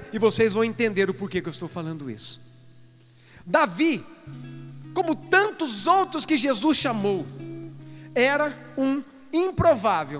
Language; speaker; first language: Portuguese; native; Portuguese